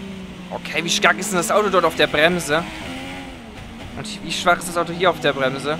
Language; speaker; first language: German; native; German